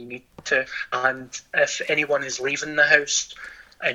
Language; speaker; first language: English; native; English